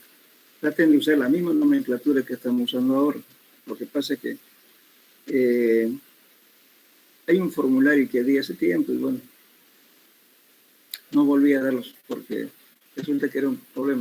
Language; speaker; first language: Spanish; native; Spanish